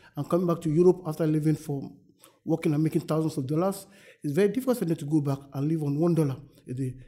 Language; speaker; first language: English; non-native, local second language; Yoruba